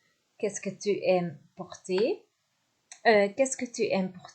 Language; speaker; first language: French; non-native, fluent; Dutch